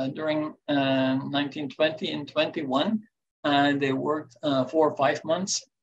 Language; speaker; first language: English; non-native, fluent; Turkish